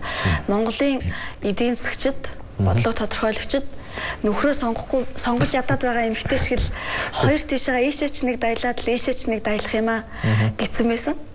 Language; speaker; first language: Mongolian; native; Mongolian